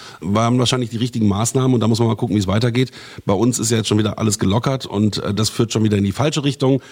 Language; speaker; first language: German; native; German